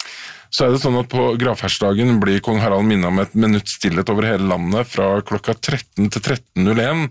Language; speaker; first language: Norwegian; native; Norwegian